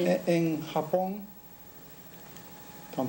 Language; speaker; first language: Spanish; non-native, learner; Japanese